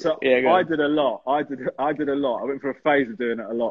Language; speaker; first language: English; native; English